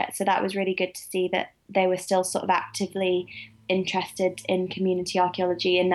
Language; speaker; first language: English; native; English